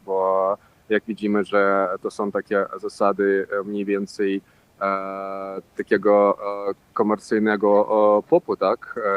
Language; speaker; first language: Polish; non-native, local second language; Russian